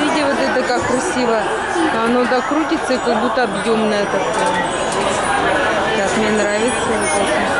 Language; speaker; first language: Russian; native; Russian